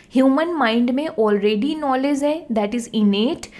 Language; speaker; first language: Hindi; native; Hindi